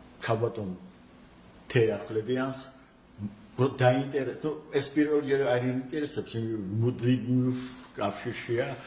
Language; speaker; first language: Georgian; non-native, local second language; Azerbaijani